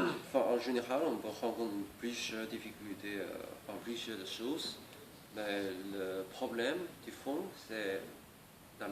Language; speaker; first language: French; non-native, learner; Chinese